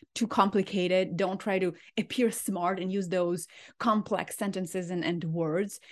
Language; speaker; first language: English; non-native, fluent; Ukrainian